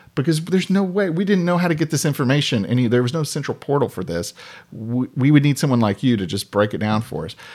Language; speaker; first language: English; native; English